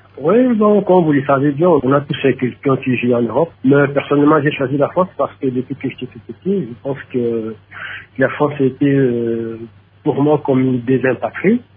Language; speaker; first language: French; non-native, local second language; Lingala